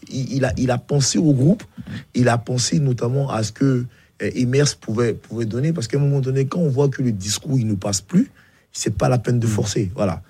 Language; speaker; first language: French; native; French